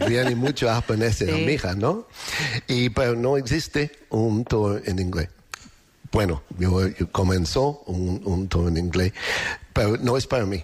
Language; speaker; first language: Spanish; non-native, learner; English